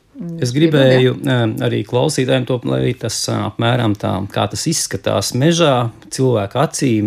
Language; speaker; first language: Latvian; native; Latvian